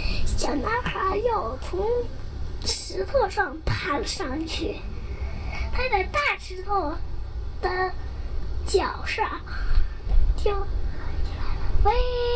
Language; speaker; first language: Chinese; native; Chinese